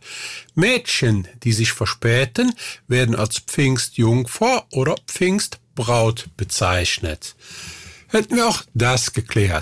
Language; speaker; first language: German; native; German